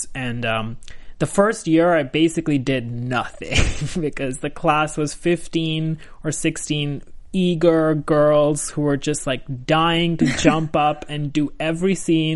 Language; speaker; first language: English; non-native, local second language; Hindi